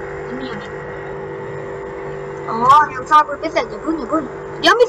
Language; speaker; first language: Thai; native; Thai